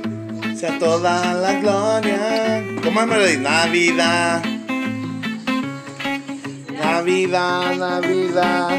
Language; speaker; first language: Spanish; native; Spanish